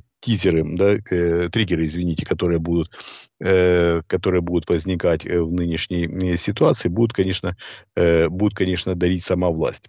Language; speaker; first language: Russian; native; Russian